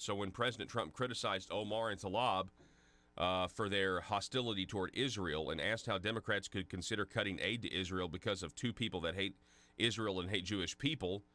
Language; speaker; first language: English; native; English